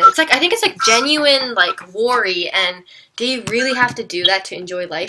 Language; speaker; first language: English; early bilingual, heritage; English